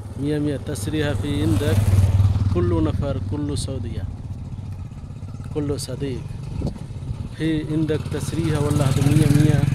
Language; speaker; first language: Arabic; non-native, learner; Hindi